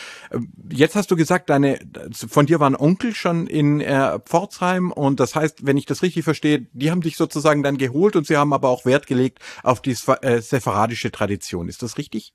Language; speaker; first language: German; native; German